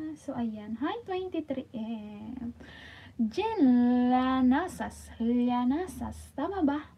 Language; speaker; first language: Filipino; non-native, local second language; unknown